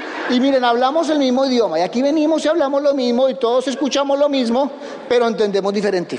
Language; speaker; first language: Spanish; native; Spanish